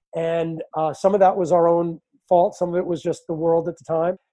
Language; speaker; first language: English; native; English